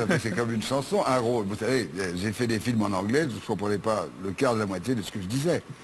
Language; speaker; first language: French; native; French